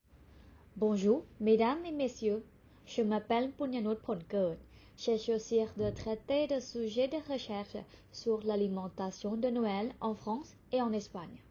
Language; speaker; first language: French; non-native, learner; Thai